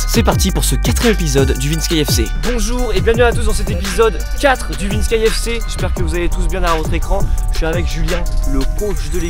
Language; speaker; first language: French; native; French